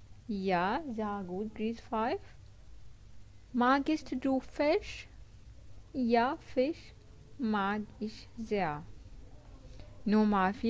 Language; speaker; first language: German; non-native, fluent; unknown